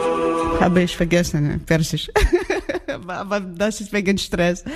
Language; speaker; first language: German; non-native, learner; Ukrainian